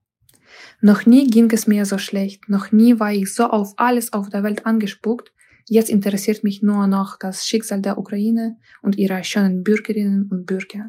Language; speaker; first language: German; non-native, fluent; Ukrainian